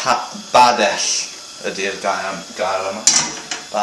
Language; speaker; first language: Welsh; non-native, local second language; English